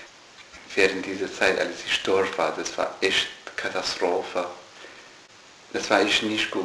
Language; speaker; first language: German; non-native, learner; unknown